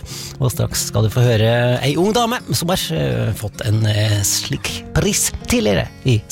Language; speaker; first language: Norwegian; native; Norwegian